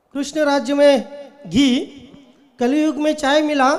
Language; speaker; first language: Hindi; non-native, local second language; Marathi